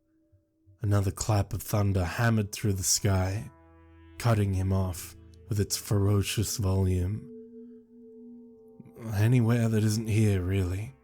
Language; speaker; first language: English; native; English